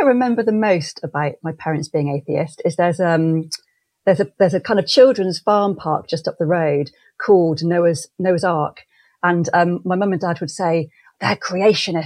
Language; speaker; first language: English; native; English